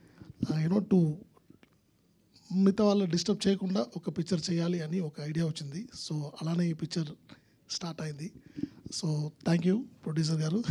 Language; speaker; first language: Telugu; non-native, learner; Tamil